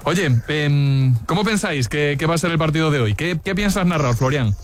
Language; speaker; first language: Spanish; native; Spanish